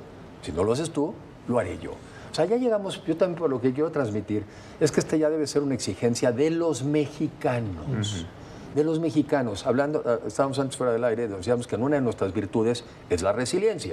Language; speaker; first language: Spanish; native; Spanish